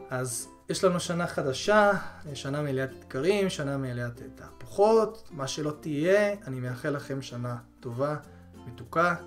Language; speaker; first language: Hebrew; early bilingual, other home language; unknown